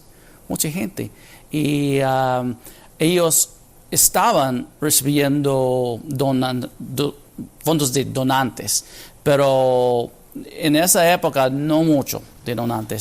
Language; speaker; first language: Spanish; non-native, fluent; English